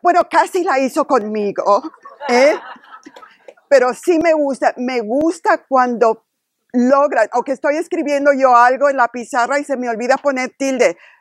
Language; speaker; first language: Spanish; early bilingual, heritage; Spanish